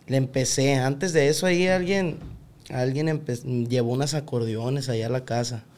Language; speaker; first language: Spanish; native; Spanish